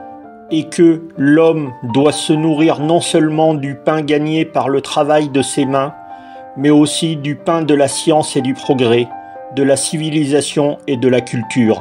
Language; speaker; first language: French; native; French